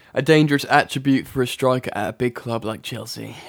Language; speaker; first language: English; native; English